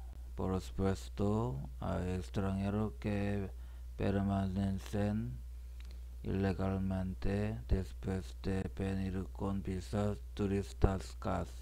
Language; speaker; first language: Spanish; non-native, learner; Korean